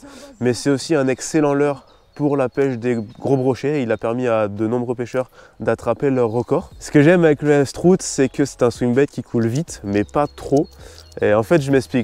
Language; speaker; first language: French; native; French